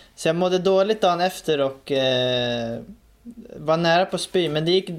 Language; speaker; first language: Swedish; native; Swedish